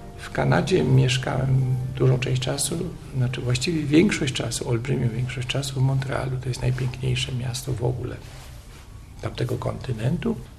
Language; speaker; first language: Polish; native; Polish